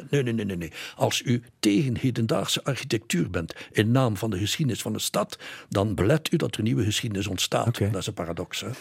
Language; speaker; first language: Dutch; native; Dutch